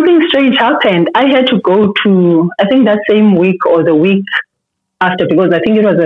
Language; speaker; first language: English; non-native, local second language; Xhosa